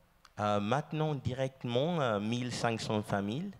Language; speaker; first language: French; non-native, learner; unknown